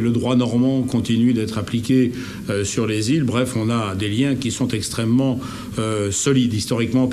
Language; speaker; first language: French; native; French